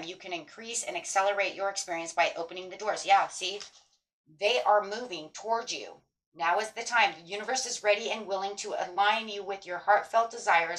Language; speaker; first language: English; native; English